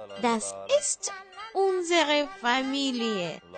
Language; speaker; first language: German; non-native, learner; Russian